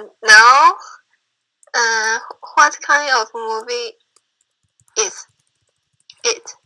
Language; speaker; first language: English; non-native, learner; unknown